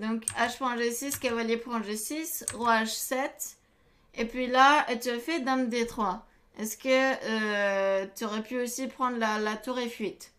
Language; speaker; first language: French; native; French